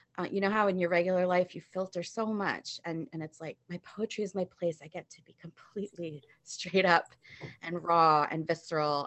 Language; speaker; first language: English; native; English